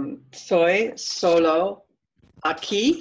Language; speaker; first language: Spanish; non-native, learner; English